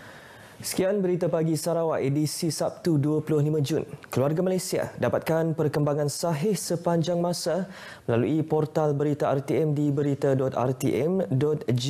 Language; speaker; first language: Malay; native; Malay